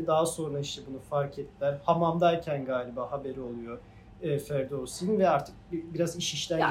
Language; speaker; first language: Turkish; native; Turkish